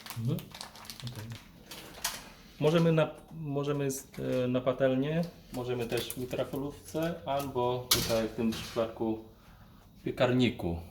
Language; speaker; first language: Polish; non-native, fluent; Vietnamese